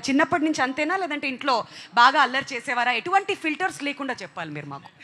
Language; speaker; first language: Telugu; native; Telugu